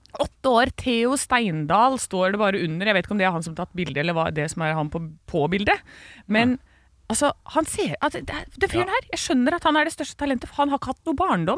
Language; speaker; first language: Norwegian; native; Norwegian